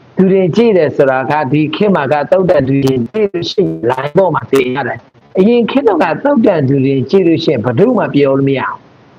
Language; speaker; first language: Burmese; non-native, local second language; Mon